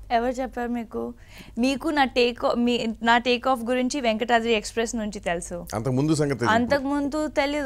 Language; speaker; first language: Telugu; non-native, local second language; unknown